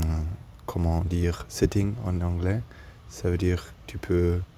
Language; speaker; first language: French; non-native, learner; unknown